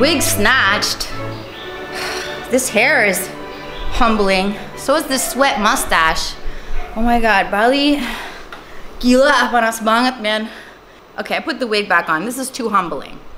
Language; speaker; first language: English; native; English